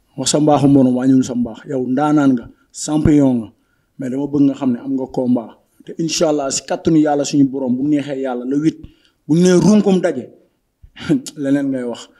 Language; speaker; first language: Wolof; non-native, local second language; Bambara